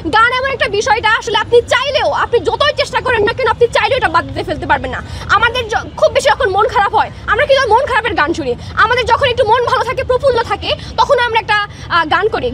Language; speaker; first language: Bangla; non-native, local second language; Chakma